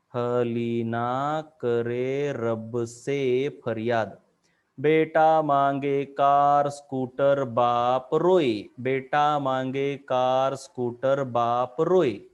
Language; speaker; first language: Hindi; non-native, local second language; Marathi